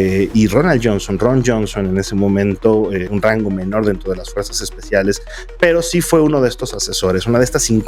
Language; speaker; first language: Spanish; native; Spanish